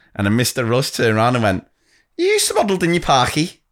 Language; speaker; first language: English; native; English